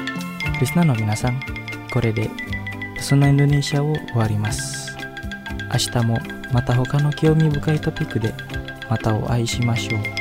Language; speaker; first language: Japanese; non-native, fluent; Indonesian